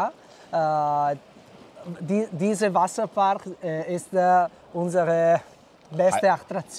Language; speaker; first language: German; non-native, learner; Italian